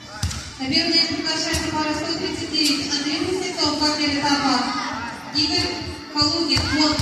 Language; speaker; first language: Russian; native; Russian